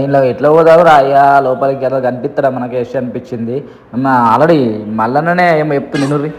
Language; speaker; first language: Telugu; native; Telugu